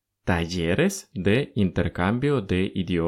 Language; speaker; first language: Spanish; non-native, fluent; Russian